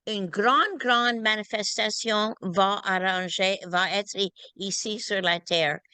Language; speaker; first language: French; non-native, learner; English